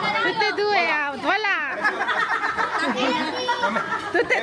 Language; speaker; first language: Italian; non-native, fluent; Filipino